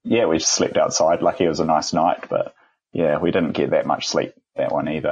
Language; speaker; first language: English; native; English